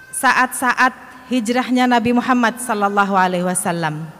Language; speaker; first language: Indonesian; non-native, fluent; Arabic